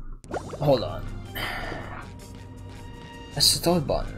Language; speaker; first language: English; native; English